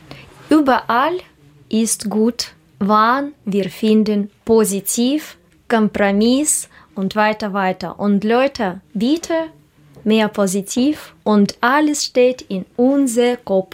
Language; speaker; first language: German; non-native, learner; Russian